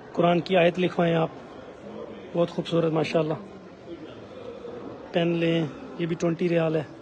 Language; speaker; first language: Urdu; non-native, local second language; Saraiki